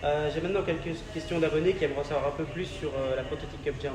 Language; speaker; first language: French; native; French